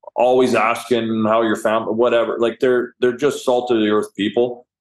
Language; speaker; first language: English; native; English